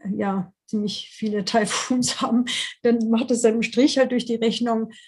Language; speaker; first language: German; non-native, fluent; English